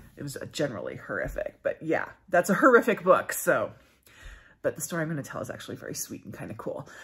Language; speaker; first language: English; native; English